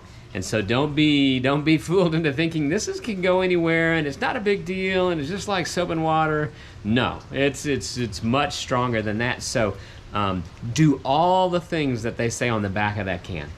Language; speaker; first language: English; native; English